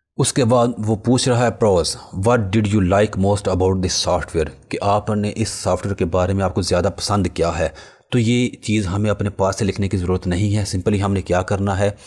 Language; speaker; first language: Urdu; non-native, local second language; Punjabi